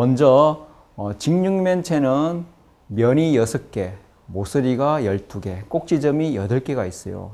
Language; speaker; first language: Korean; native; Korean